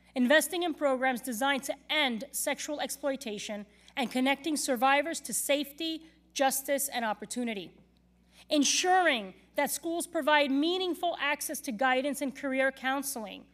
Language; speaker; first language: English; non-native, local second language; Spanish